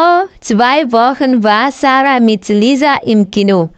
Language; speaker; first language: German; non-native, fluent; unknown